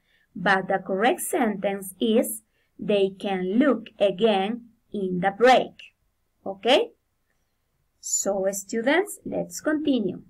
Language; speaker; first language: English; non-native, fluent; Spanish